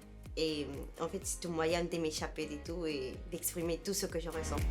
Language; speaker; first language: French; non-native, fluent; Spanish